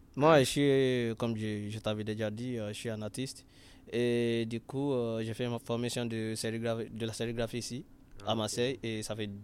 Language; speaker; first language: French; non-native, learner; Yoruba